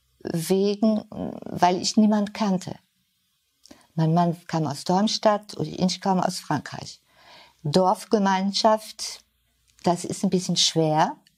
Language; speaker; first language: German; non-native, fluent; French